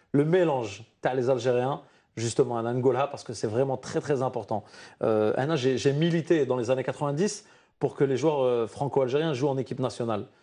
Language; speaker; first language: French; non-native, local second language; Arabic